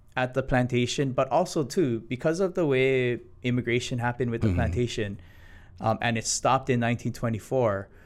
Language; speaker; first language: English; native; English